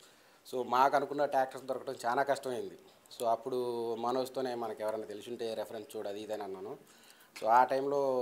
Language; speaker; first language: Telugu; native; Telugu